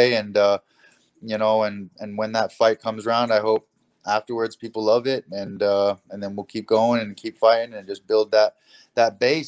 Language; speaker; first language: English; native; English